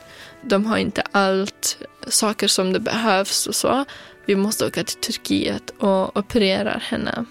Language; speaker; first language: Swedish; non-native, fluent; Kurdish